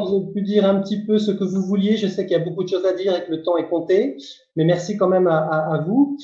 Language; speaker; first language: French; native; French